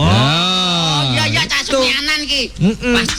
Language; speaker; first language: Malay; non-native, local second language; Javanese